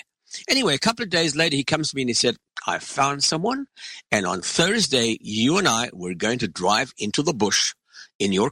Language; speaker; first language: English; native; English